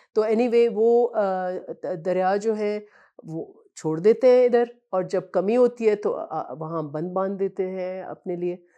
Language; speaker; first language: Urdu; non-native, local second language; Sindhi